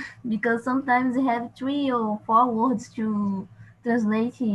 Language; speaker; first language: English; non-native, learner; Portuguese